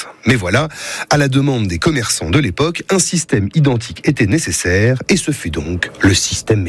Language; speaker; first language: French; native; French